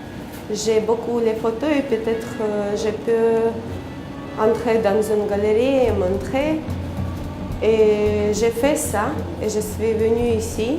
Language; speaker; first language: French; non-native, learner; Russian